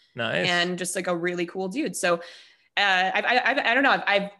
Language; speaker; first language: English; native; English